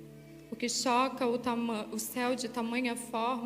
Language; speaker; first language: Portuguese; native; Portuguese